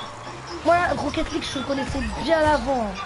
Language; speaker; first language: French; native; French